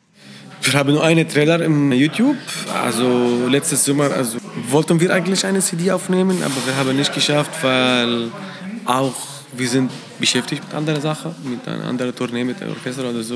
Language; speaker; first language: German; non-native, learner; Arabic